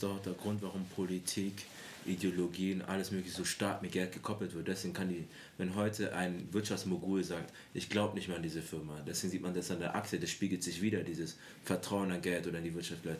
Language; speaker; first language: German; native; German